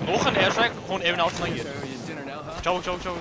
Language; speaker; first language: Dutch; early bilingual, other home language; Turkish